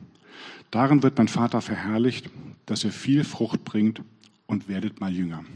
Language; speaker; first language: German; native; German